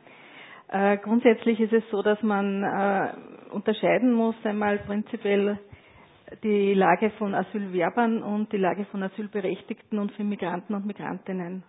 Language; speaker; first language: German; native; German